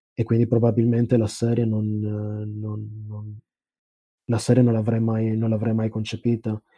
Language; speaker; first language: Italian; early bilingual, other home language; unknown